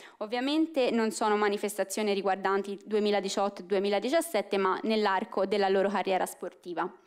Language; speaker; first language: Italian; native; Italian